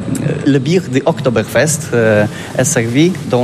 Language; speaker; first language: French; non-native, learner; Polish